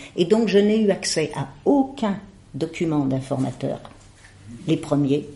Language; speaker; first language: French; native; French